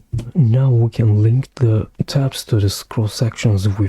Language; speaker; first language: English; non-native, fluent; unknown